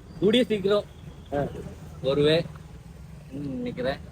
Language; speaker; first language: Tamil; non-native, learner; Malayalam